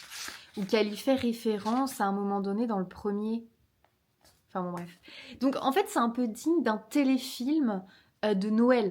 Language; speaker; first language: French; native; French